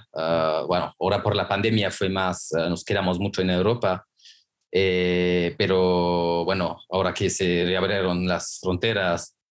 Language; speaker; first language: Spanish; non-native, fluent; Luxembourgish